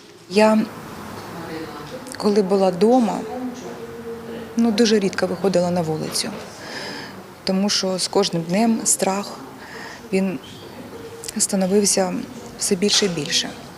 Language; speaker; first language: Ukrainian; non-native, learner; Crimean Tatar